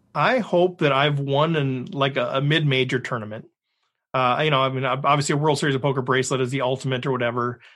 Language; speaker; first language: English; native; English